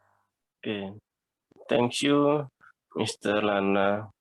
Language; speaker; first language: English; non-native, learner; Indonesian